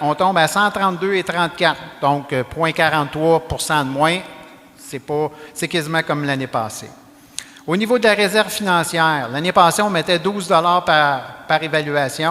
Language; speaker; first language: French; native; French